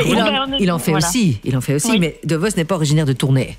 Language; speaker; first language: French; native; French